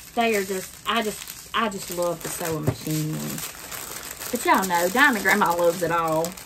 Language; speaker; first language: English; native; English